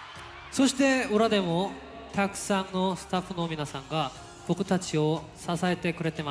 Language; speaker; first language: Japanese; non-native, learner; Korean